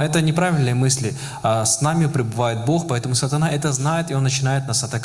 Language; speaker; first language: Russian; native; Russian